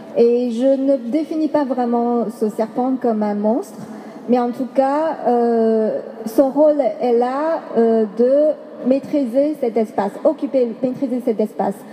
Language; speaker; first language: French; non-native, fluent; Chinese